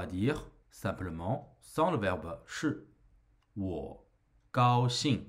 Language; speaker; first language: French; non-native, fluent; Chinese